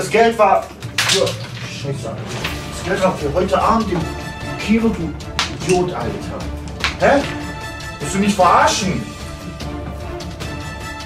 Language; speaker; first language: German; native; German